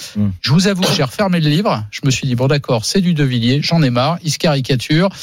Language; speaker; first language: French; native; French